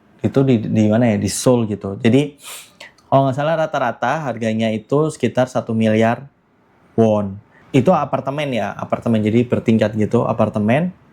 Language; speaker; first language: Indonesian; native; Indonesian